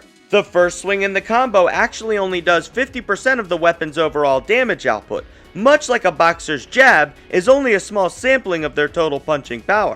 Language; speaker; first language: English; native; English